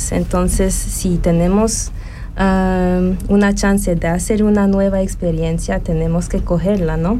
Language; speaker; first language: Spanish; early bilingual, heritage; Spanish